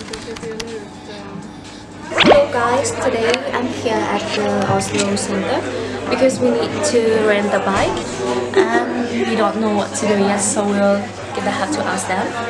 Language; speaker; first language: English; non-native, learner; Thai